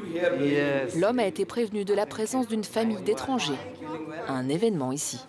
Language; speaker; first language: French; native; French